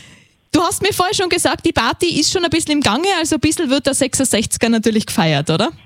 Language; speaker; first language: German; native; German